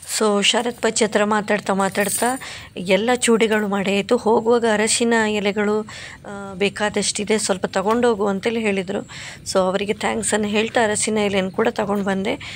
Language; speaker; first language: Kannada; non-native, local second language; Konkani